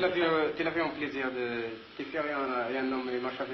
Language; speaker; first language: French; non-native, learner; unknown